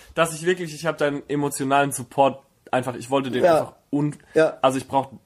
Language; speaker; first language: German; native; German